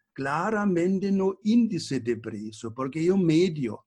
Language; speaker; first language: Portuguese; non-native, fluent; German